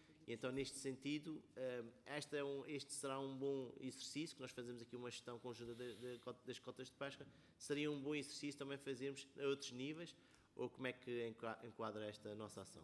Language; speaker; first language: Portuguese; native; Portuguese